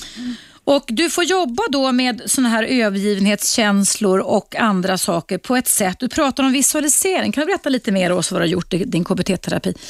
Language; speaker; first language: Swedish; native; Swedish